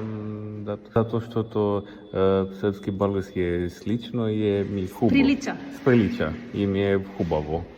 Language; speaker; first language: Bulgarian; non-native, learner; Romanian